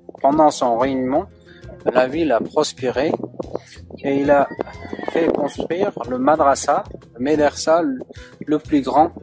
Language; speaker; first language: French; non-native, fluent; Uzbek